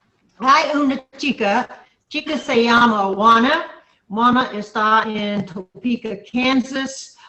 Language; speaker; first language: Spanish; non-native, learner; English